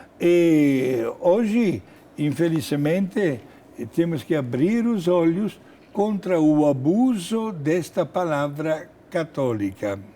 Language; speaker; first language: Portuguese; non-native, fluent; Italian